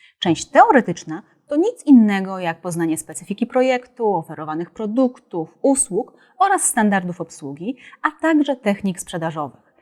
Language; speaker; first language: Polish; native; Polish